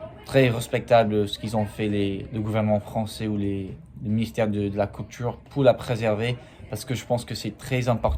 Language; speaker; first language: French; non-native, fluent; English